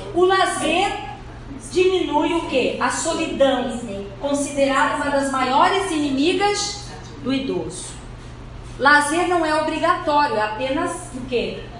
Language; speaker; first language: Portuguese; native; Portuguese